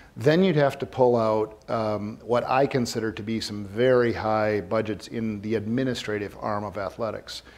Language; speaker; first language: English; native; English